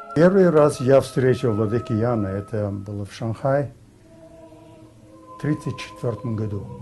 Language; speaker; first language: Russian; early bilingual, heritage; Russian